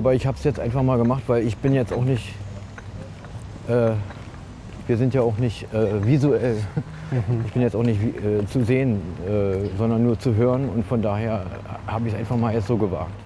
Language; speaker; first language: German; native; German